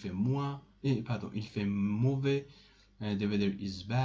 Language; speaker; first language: French; non-native, fluent; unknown